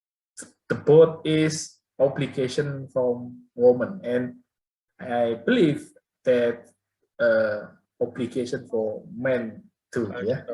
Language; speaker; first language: English; non-native, learner; Indonesian